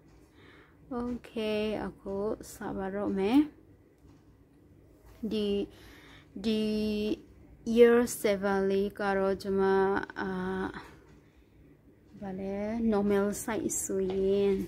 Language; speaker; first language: Burmese; non-native, local second language; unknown